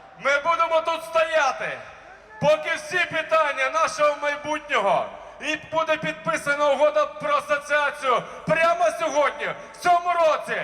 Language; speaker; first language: Ukrainian; native; Ukrainian